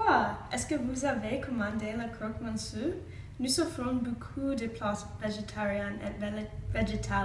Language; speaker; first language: French; non-native, learner; English